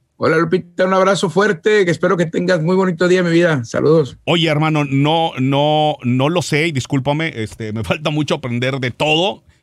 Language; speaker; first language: Spanish; native; Spanish